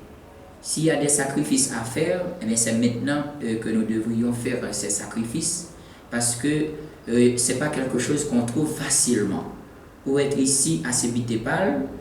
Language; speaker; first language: French; non-native, local second language; Haitian Creole